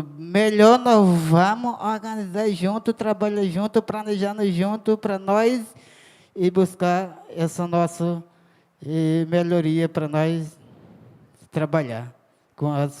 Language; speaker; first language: Portuguese; non-native, local second language; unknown